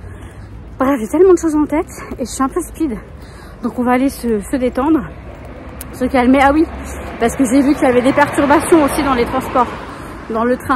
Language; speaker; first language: French; native; French